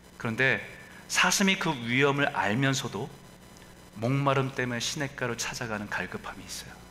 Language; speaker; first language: Korean; native; Korean